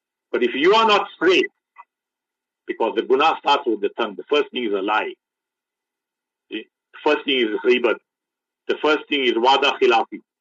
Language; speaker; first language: English; native; English